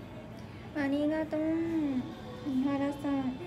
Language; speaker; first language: Japanese; native; Japanese